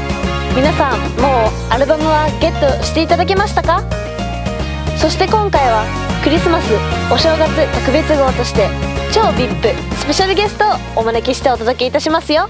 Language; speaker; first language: Japanese; native; Japanese